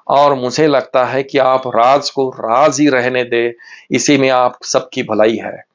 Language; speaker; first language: Hindi; non-native, local second language; Marathi